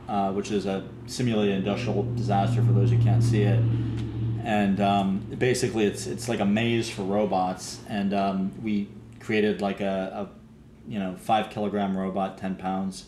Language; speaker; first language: English; native; English